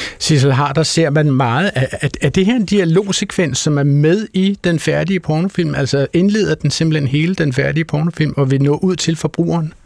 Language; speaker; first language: Danish; native; Danish